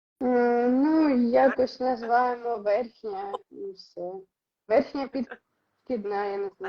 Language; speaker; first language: Ukrainian; non-native, local second language; Russian